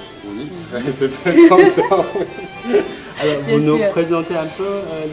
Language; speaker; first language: French; non-native, fluent; Chinese